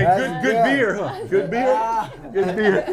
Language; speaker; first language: English; non-native, learner; French